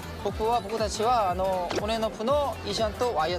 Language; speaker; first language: Japanese; non-native, learner; Korean